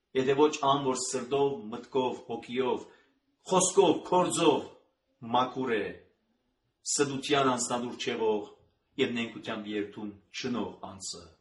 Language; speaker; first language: Armenian; native; Armenian